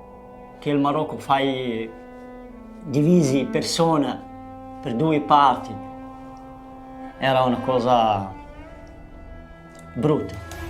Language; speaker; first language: Italian; non-native, learner; Arabic